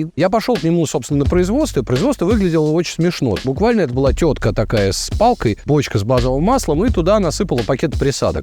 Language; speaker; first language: Russian; native; Russian